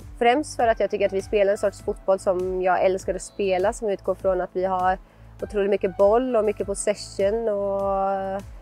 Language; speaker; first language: Swedish; early bilingual, other home language; Albanian